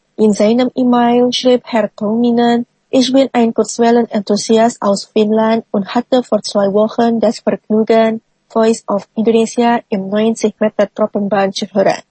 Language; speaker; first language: German; non-native, fluent; Indonesian